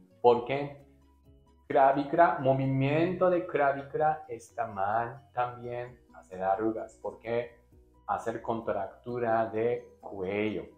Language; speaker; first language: Spanish; non-native, learner; Japanese